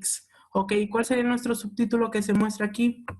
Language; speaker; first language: Spanish; native; Spanish